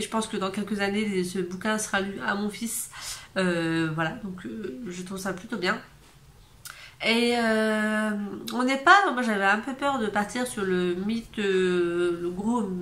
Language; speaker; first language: French; native; French